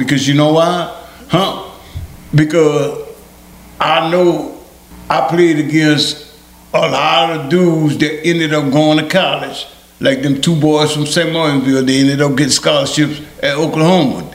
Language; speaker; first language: English; early bilingual, other home language; Haitian Creole